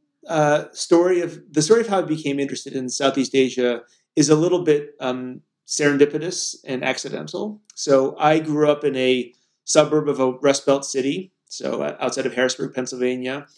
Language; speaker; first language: English; native; English